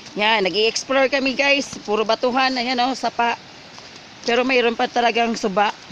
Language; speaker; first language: Filipino; non-native, local second language; Hiligaynon